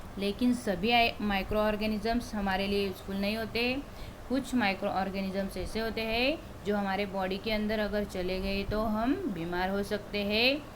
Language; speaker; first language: Hindi; non-native, local second language; Marathi